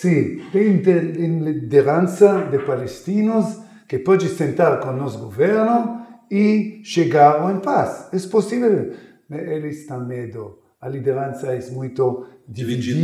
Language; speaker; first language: Portuguese; non-native, learner; Hebrew